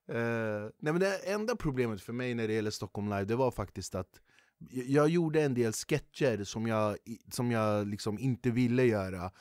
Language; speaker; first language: Swedish; native; Swedish